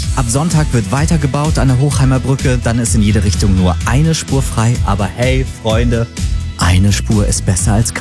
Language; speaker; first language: German; native; German